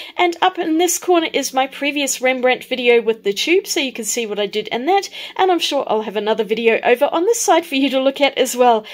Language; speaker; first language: English; native; English